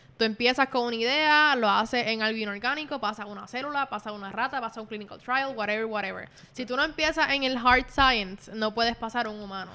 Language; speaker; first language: Spanish; native; Spanish